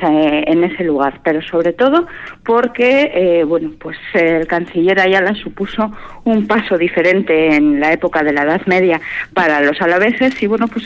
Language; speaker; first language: Spanish; native; Spanish